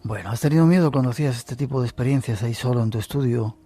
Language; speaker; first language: Spanish; native; Spanish